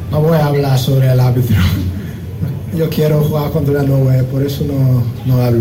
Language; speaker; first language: Spanish; non-native, learner; English